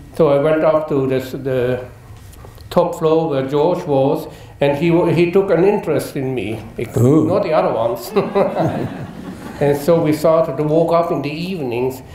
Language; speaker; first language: English; non-native, fluent; German